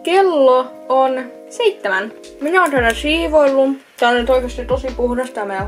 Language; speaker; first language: Finnish; native; Finnish